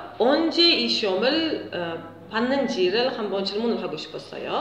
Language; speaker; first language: Korean; non-native, fluent; Uzbek